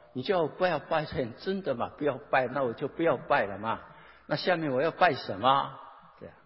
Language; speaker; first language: Chinese; non-native, local second language; Hakka Chinese